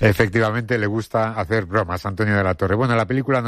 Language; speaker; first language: Spanish; native; Spanish